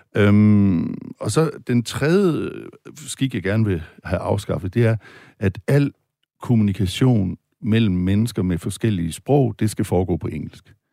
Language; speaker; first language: Danish; native; Danish